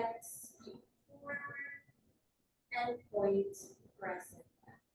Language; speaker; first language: English; native; English